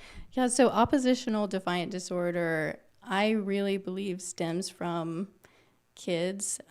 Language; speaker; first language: English; native; English